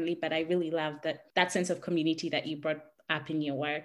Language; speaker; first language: English; non-native, local second language; Ganda